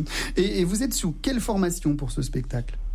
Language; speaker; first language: French; native; French